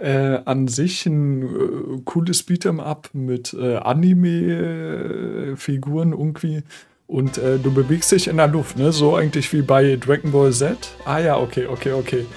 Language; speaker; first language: German; native; German